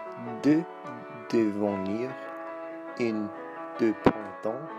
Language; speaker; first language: French; non-native, learner; Danish